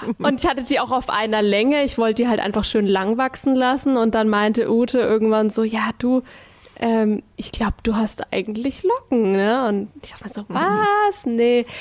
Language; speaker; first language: German; native; German